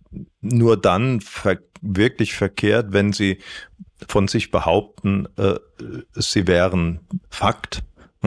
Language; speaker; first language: German; native; German